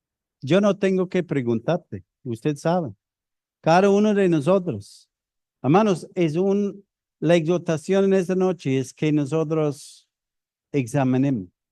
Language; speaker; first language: Spanish; non-native, fluent; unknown